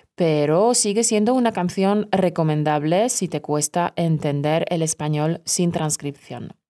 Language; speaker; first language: Spanish; non-native, fluent; Polish